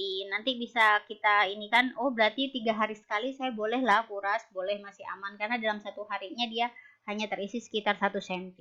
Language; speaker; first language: Indonesian; native; Indonesian